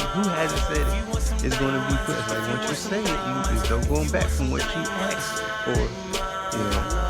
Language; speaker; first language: English; native; English